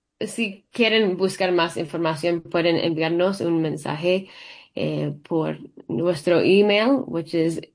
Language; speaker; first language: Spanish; early bilingual, heritage; English